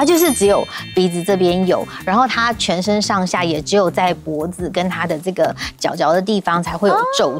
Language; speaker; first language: Chinese; native; Chinese